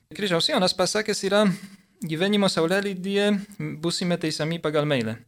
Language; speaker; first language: Lithuanian; early bilingual, heritage; Lithuanian